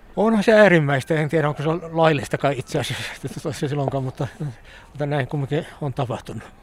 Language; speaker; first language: Finnish; native; Finnish